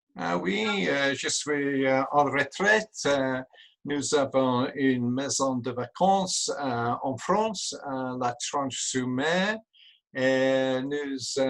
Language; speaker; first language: French; non-native, learner; English